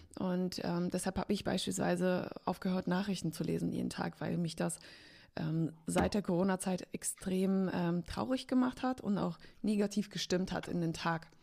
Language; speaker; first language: German; early bilingual, heritage; Polish